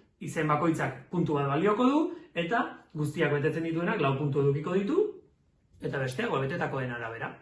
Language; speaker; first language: Basque; native; Basque